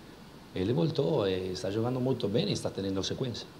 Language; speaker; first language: Portuguese; non-native, fluent; Spanish